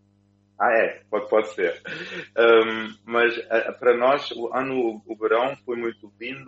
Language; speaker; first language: Portuguese; non-native, fluent; German